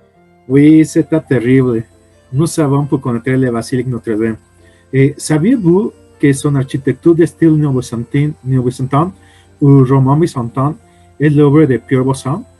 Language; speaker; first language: French; non-native, learner; Spanish